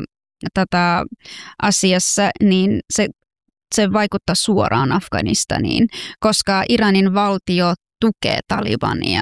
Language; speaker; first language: Finnish; non-native, fluent; Persian